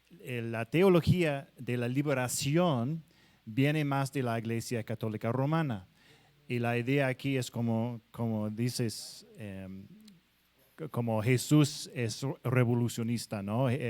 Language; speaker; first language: Spanish; non-native, fluent; English